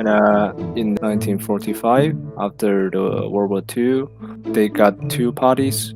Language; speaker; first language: English; non-native, learner; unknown